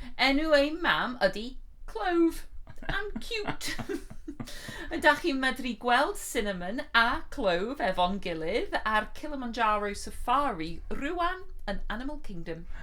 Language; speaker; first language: Welsh; non-native, fluent; English